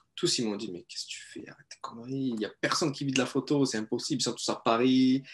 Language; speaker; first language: French; native; French